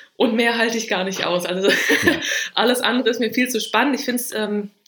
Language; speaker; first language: German; native; German